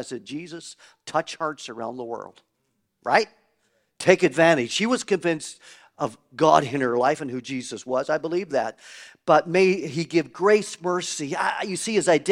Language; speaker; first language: English; native; English